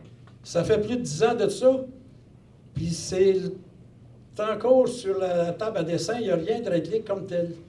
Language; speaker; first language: French; native; French